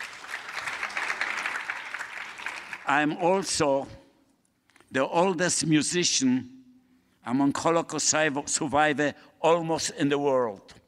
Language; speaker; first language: English; non-native, fluent; Polish